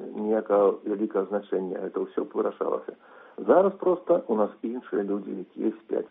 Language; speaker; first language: Russian; non-native, local second language; Belarusian